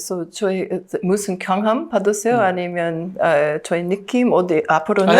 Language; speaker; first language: Korean; non-native, learner; English